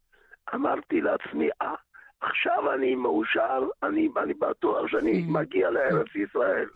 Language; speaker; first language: Hebrew; early bilingual, other home language; Yiddish